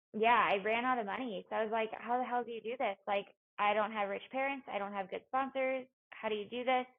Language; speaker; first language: English; native; English